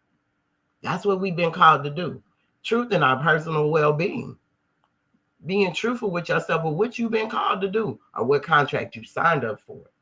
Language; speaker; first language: English; native; English